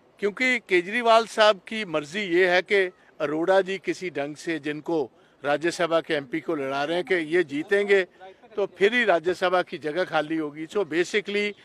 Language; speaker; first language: Hindi; non-native, local second language; Punjabi